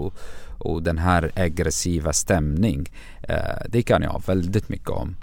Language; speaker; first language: Swedish; non-native, fluent; Arabic